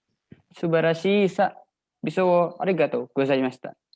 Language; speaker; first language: Japanese; non-native, learner; Indonesian